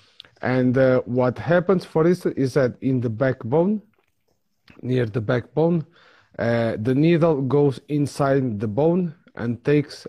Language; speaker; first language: English; non-native, fluent; Portuguese